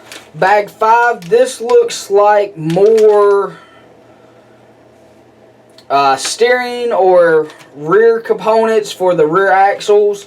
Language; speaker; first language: English; native; English